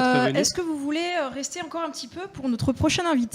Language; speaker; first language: French; native; French